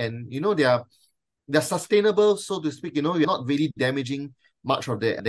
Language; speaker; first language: English; non-native, local second language; Chinese